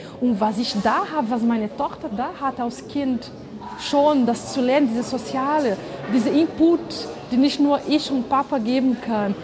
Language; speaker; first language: German; non-native, fluent; Portuguese